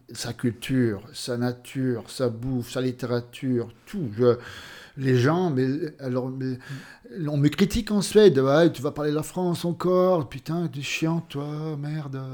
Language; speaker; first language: French; non-native, fluent; Swedish